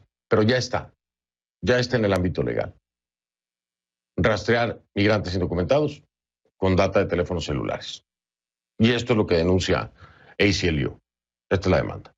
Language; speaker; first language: Spanish; native; Spanish